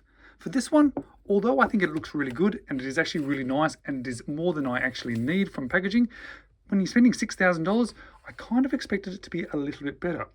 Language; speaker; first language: English; native; English